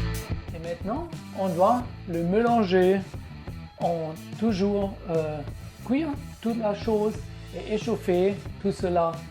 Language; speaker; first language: French; non-native, learner; German